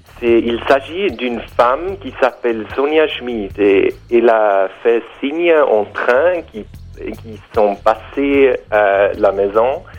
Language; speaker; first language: French; non-native, learner; German